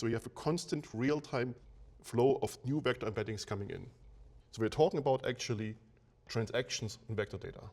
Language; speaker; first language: English; non-native, fluent; German